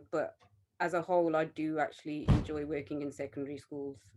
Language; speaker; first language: English; native; English